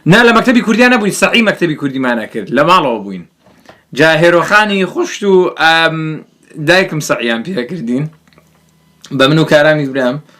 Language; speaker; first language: Central Kurdish; early bilingual, heritage; Central Kurdish